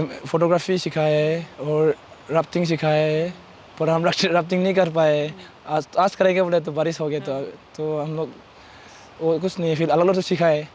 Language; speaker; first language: Hindi; non-native, local second language; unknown